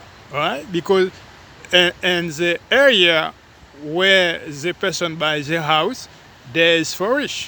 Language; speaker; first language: English; non-native, learner; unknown